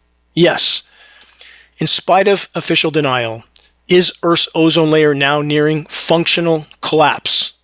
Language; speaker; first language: English; native; English